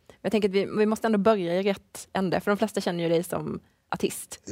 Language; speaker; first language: Swedish; native; Swedish